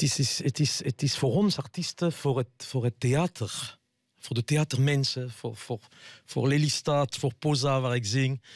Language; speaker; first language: Dutch; non-native, fluent; French